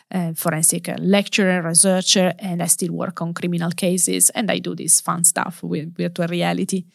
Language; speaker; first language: English; non-native, fluent; Italian